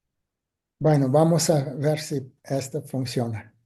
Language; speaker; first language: Spanish; non-native, fluent; English